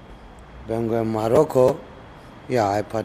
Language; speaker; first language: Spanish; non-native, learner; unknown